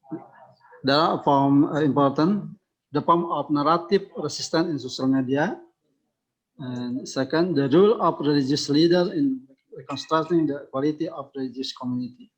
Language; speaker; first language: English; non-native, local second language; Indonesian